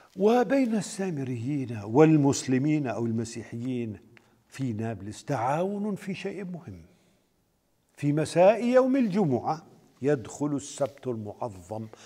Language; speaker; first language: Arabic; native; Arabic